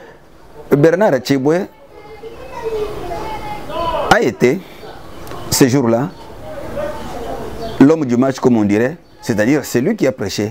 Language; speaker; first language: French; non-native, local second language; Luba-Lulua